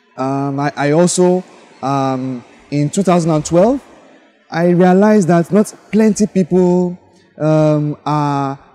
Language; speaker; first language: English; non-native, local second language; Yoruba